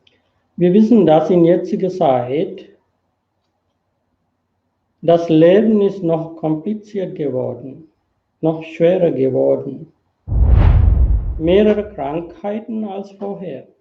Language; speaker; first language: German; non-native, fluent; Sinhala